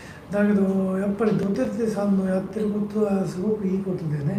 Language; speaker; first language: Japanese; native; Japanese